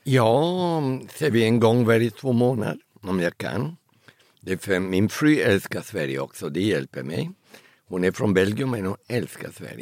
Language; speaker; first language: Swedish; early bilingual, heritage; Italian